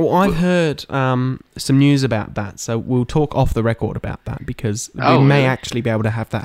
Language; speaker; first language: English; native; English